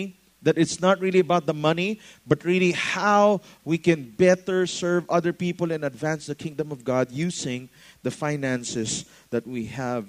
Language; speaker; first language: English; non-native, local second language; Filipino